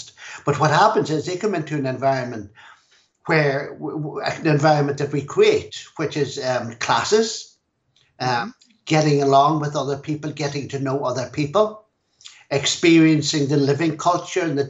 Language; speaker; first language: English; native; English